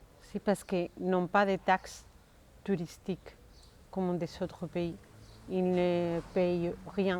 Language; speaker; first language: French; non-native, fluent; Spanish